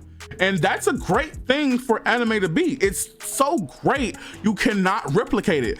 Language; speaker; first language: English; native; English